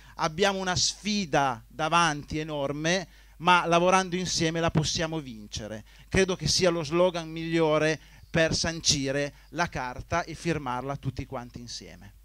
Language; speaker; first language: Italian; native; Italian